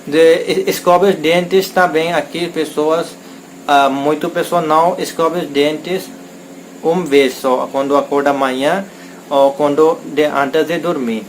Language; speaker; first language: Portuguese; non-native, learner; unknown